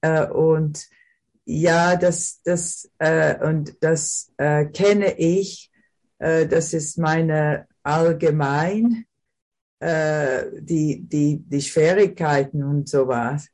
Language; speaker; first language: German; non-native, learner; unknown